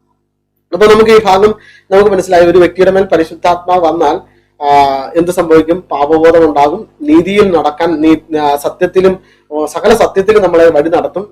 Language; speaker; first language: Malayalam; native; Malayalam